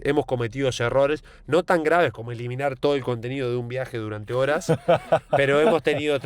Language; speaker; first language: Spanish; native; Spanish